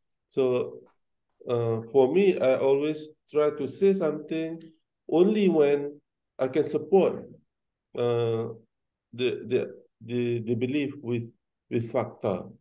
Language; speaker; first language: English; non-native, local second language; Malay